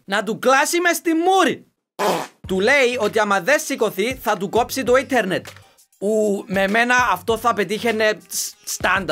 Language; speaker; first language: Greek; native; Greek